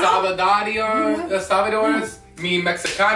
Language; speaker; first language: Spanish; non-native, learner; English